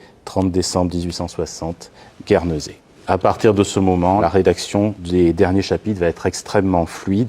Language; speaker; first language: French; native; French